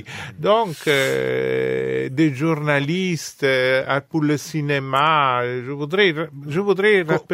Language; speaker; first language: French; non-native, fluent; Italian